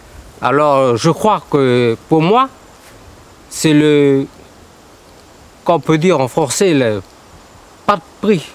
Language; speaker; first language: French; early bilingual, other home language; Vietnamese